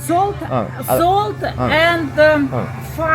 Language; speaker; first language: English; non-native, learner; Russian